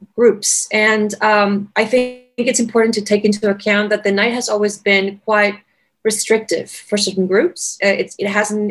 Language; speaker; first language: English; non-native, fluent; Spanish